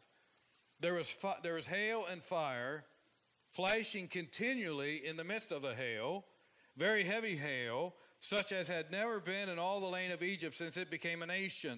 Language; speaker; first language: English; native; English